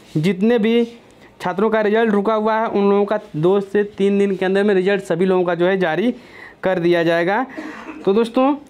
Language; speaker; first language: Hindi; native; Hindi